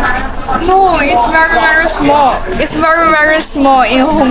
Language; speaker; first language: English; non-native, learner; Chinese